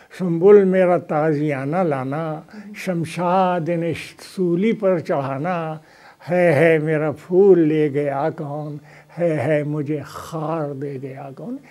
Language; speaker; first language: Urdu; native; Urdu